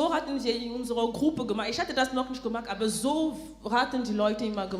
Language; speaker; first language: German; non-native, fluent; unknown